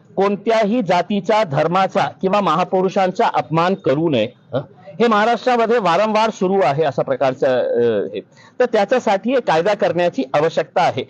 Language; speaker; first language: Marathi; non-native, local second language; Urdu